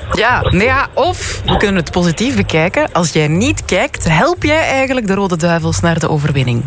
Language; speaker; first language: Dutch; native; Dutch